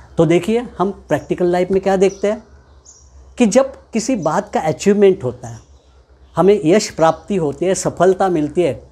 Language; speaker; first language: Hindi; non-native, local second language; Marathi